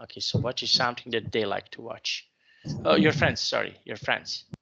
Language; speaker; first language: English; non-native, fluent; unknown